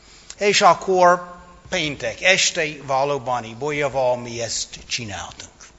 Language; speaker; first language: Hungarian; non-native, fluent; English